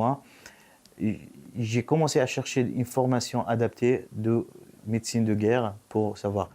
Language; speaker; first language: French; non-native, fluent; Arabic